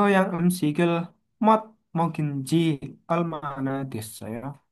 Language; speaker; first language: Korean; non-native, learner; Indonesian